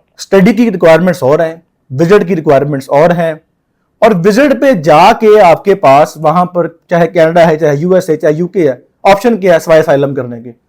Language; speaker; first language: Urdu; non-native, local second language; Punjabi